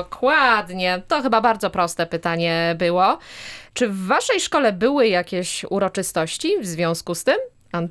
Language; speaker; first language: Polish; native; Polish